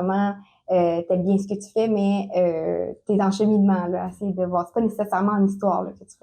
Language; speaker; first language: French; native; French